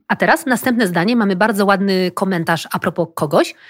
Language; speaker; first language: Polish; early bilingual, heritage; Polish